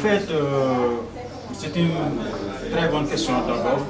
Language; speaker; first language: French; non-native, local second language; Wolof